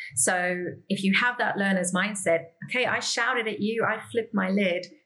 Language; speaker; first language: English; native; English